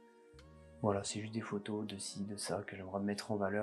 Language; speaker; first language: French; native; French